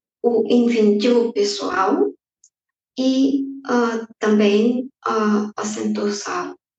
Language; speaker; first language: Portuguese; non-native, fluent; Bulgarian